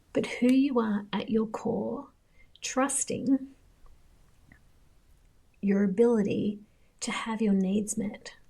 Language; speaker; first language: English; native; English